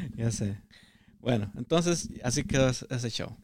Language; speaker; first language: Spanish; native; Spanish